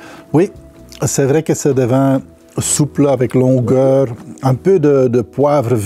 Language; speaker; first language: French; non-native, local second language; Dutch